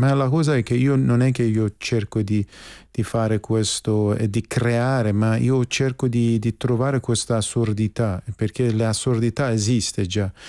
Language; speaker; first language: Italian; non-native, fluent; Persian